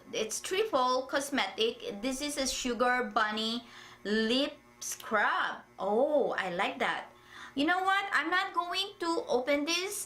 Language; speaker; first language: English; non-native, fluent; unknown